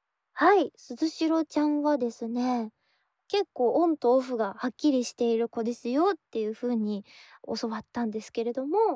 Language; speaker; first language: Japanese; native; Japanese